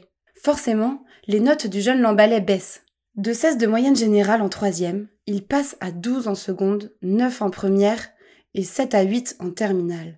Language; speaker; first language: French; native; French